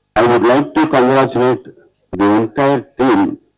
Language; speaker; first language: English; non-native, local second language; Tamil